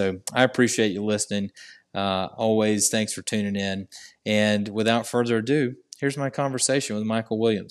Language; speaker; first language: English; native; English